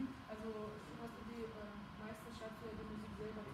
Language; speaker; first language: German; early bilingual, other home language; Russian